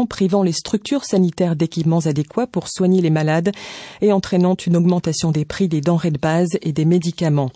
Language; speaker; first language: French; native; French